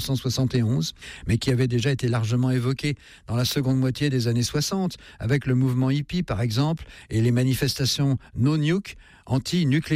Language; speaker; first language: French; native; French